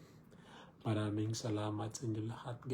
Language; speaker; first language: Filipino; non-native, learner; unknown